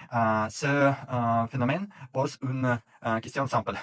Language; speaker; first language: French; non-native, fluent; Russian